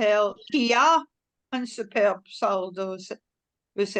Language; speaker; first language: French; non-native, learner; English